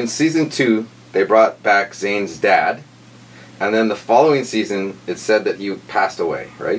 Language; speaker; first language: English; native; English